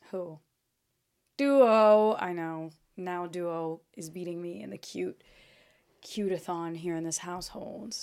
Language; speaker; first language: English; early bilingual, other home language; Portuguese